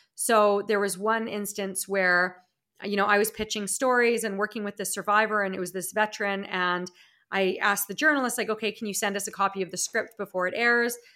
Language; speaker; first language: English; native; English